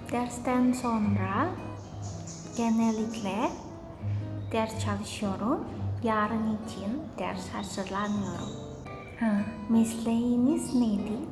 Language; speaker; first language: Turkish; non-native, learner; Indonesian